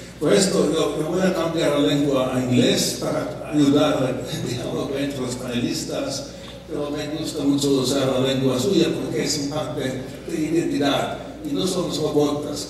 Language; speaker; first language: Spanish; non-native, fluent; Finnish